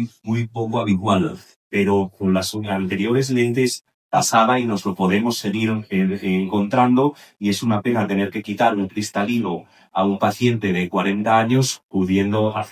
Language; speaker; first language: Spanish; native; Spanish